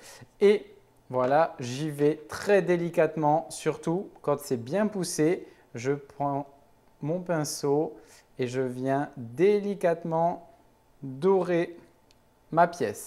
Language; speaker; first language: French; native; French